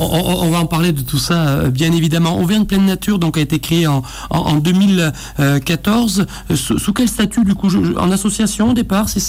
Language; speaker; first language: French; native; French